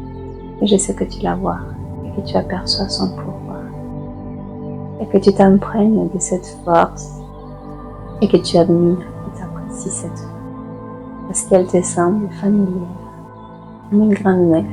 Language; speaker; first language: French; native; French